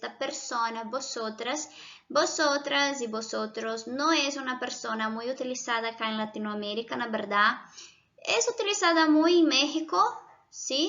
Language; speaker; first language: Spanish; non-native, fluent; Portuguese